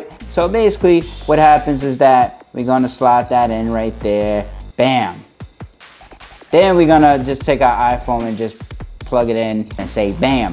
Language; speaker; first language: English; native; English